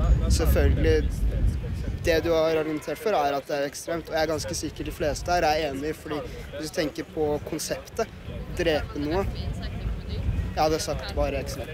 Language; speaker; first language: Norwegian; native; Norwegian